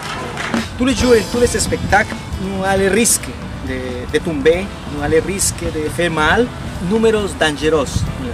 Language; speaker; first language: French; non-native, learner; Spanish